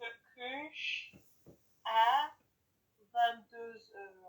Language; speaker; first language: French; non-native, learner; English